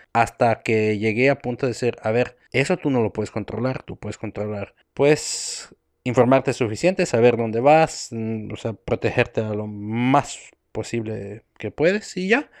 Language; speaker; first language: Spanish; non-native, fluent; Croatian